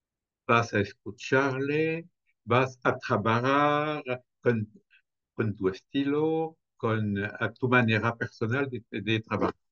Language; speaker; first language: Spanish; non-native, fluent; French